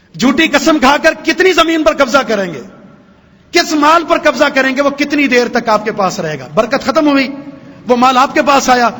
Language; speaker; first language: Urdu; native; Urdu